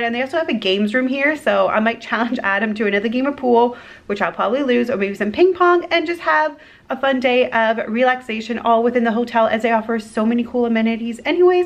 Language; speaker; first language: English; native; English